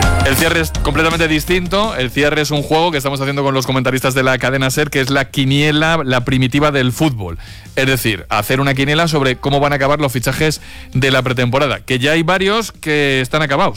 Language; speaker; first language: Spanish; native; Spanish